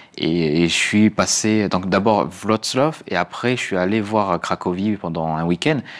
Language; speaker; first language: French; native; French